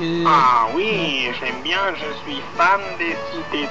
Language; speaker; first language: French; native; French